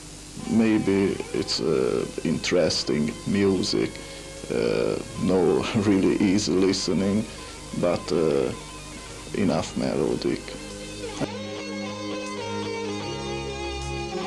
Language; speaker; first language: English; non-native, learner; Hungarian